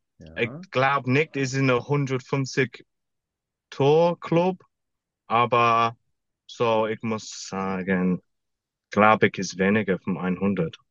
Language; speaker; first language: German; non-native, learner; English